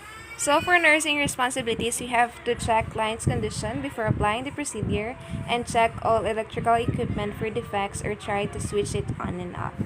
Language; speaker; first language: English; non-native, local second language; Filipino